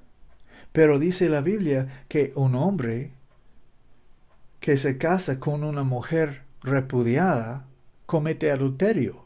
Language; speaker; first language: Spanish; non-native, learner; English